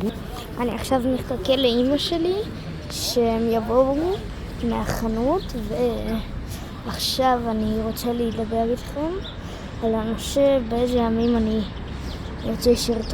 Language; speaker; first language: Hebrew; early bilingual, other home language; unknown